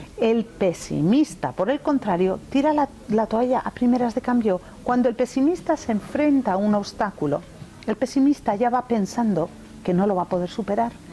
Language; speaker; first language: Spanish; early bilingual, other home language; English